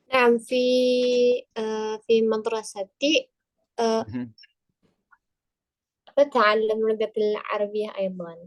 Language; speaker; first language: Arabic; non-native, learner; Indonesian